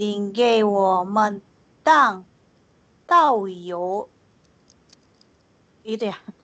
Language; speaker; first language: Chinese; non-native, learner; Indonesian